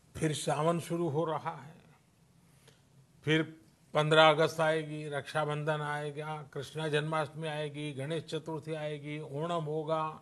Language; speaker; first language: Hindi; non-native, local second language; Gujarati